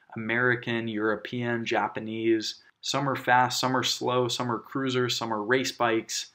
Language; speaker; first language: English; native; English